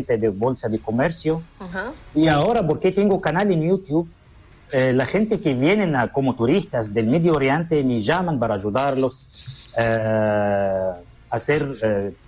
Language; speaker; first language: Spanish; non-native, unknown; Arabic